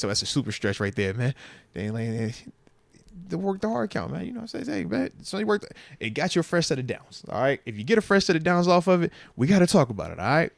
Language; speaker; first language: English; native; English